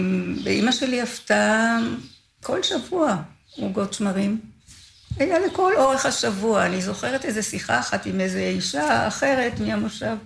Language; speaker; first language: Hebrew; native; Hebrew